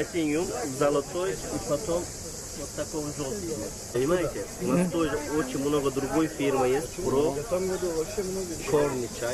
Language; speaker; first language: Russian; non-native, learner; Turkish